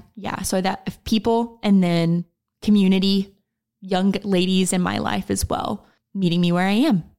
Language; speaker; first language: English; native; English